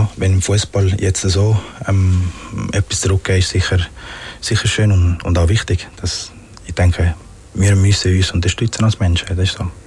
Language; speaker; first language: German; early bilingual, other home language; Spanish